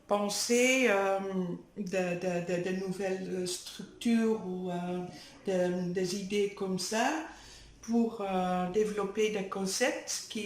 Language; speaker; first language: French; non-native, fluent; Dutch